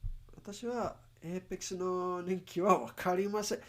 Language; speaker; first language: Japanese; non-native, learner; English